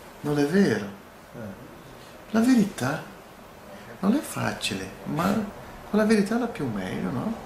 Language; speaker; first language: Italian; non-native, learner; Portuguese